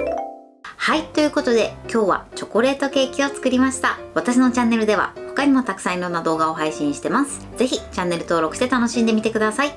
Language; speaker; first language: Japanese; native; Japanese